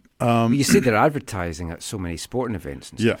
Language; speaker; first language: English; native; English